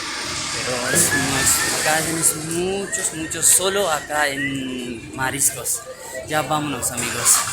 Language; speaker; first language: Spanish; non-native, learner; Urdu